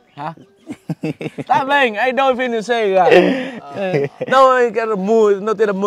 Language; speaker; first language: Portuguese; non-native, learner; Vietnamese